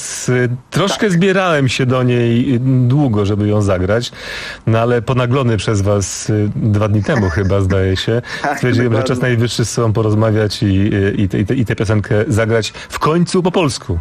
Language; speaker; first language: Polish; native; Polish